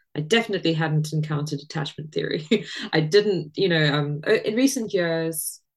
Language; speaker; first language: English; native; English